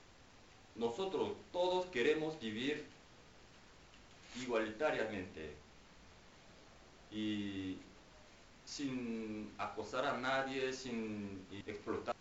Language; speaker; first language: Spanish; non-native, fluent; Korean